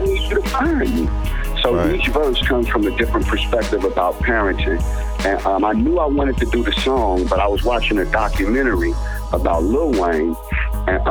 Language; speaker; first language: English; native; English